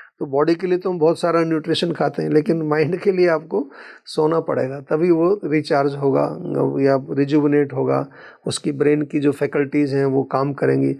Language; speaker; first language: Hindi; native; Hindi